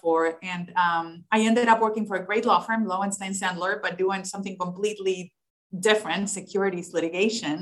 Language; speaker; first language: English; non-native, fluent; Spanish